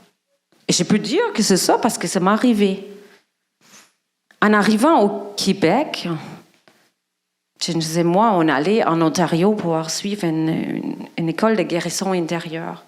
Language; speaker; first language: French; non-native, fluent; German